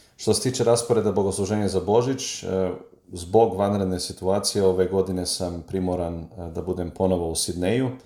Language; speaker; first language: Serbian; native; Serbian